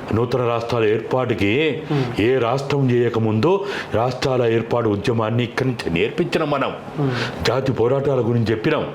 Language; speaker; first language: Telugu; native; Telugu